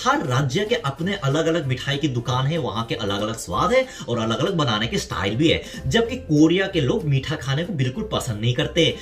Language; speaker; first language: Hindi; non-native, fluent; Korean